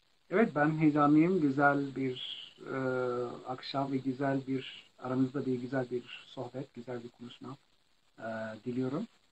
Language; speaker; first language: Turkish; non-native, fluent; Arabic